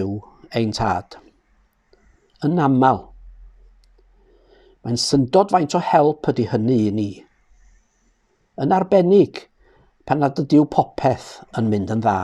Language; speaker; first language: Welsh; native; Welsh